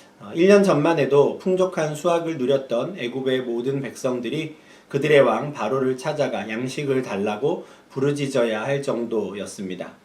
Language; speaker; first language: Korean; native; Korean